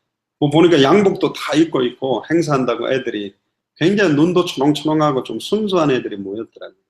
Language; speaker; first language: Korean; native; Korean